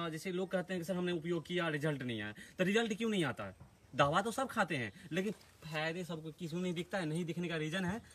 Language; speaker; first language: Hindi; native; Hindi